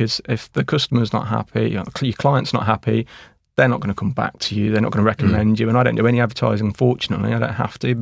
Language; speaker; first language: English; native; English